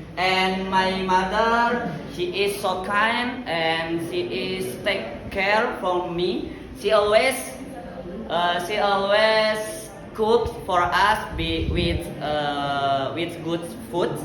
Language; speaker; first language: English; non-native, learner; Indonesian